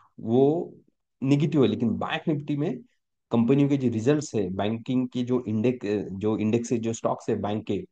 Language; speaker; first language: Hindi; non-native, local second language; Marathi